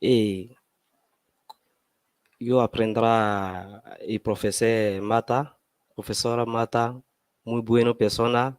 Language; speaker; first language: Spanish; non-native, learner; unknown